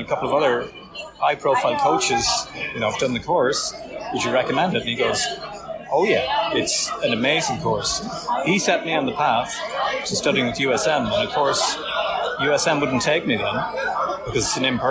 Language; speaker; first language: English; native; English